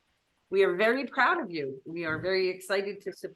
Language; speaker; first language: English; native; English